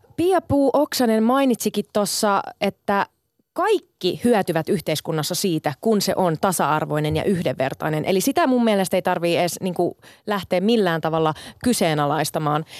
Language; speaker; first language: Finnish; early bilingual, other home language; Sinhala